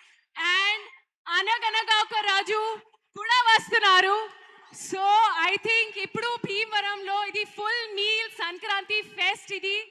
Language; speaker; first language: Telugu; non-native, local second language; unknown